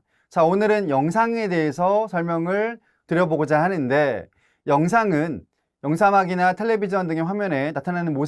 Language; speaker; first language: Korean; native; Korean